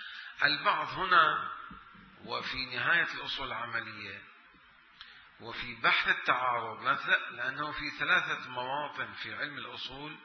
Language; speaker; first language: Arabic; native; Arabic